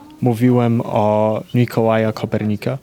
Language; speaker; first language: Polish; early bilingual, heritage; Polish